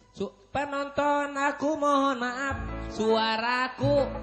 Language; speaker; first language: Indonesian; non-native, local second language; Sundanese